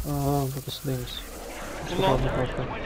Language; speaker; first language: Dutch; non-native, local second language; Turkish